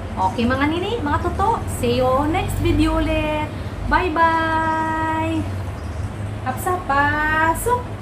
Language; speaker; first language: Filipino; non-native, local second language; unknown